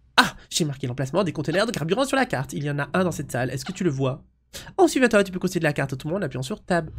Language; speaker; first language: French; native; French